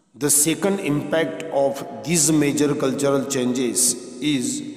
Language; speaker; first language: English; non-native, local second language; Marathi